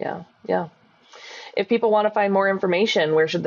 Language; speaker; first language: English; native; English